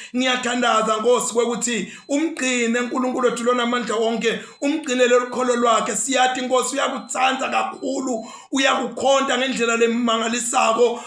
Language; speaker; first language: Zulu; non-native, local second language; Swati